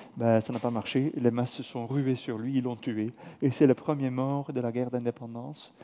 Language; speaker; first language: French; non-native, fluent; Dutch